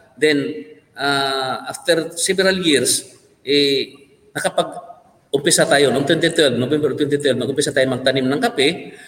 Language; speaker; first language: Filipino; non-native, local second language; Cebuano